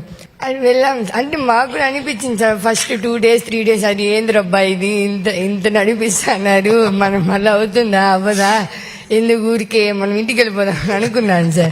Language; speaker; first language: Telugu; native; Telugu